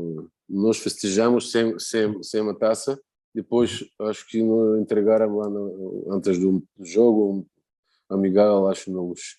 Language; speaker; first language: Portuguese; non-native, fluent; Bulgarian